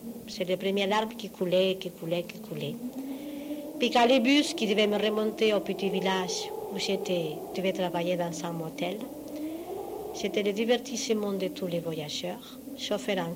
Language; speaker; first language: French; non-native, fluent; Spanish